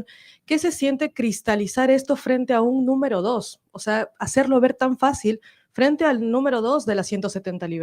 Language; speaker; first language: Spanish; native; Spanish